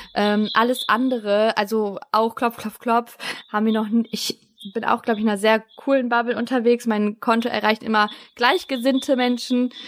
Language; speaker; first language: German; early bilingual, other home language; Turkish